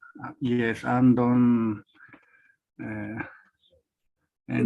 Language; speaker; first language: English; non-native, learner; Spanish